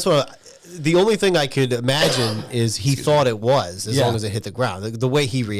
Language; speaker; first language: English; native; English